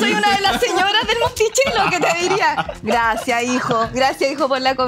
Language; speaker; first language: Spanish; native; Spanish